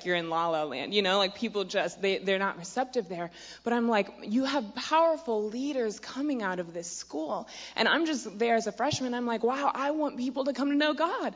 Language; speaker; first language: English; native; English